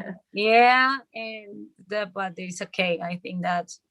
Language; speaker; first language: English; non-native, learner; Spanish